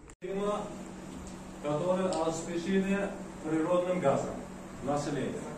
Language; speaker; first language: Russian; non-native, local second language; Uzbek